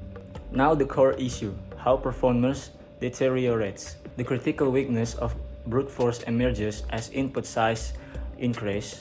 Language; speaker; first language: English; non-native, learner; Indonesian